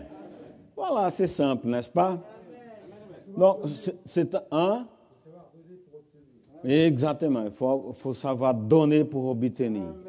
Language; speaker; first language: French; non-native, fluent; Portuguese